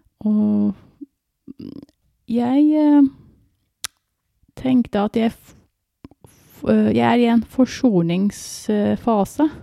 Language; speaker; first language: Norwegian; non-native, fluent; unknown